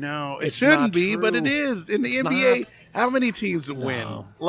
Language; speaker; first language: English; native; English